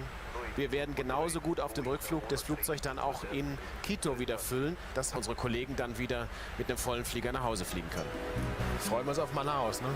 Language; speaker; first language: German; native; German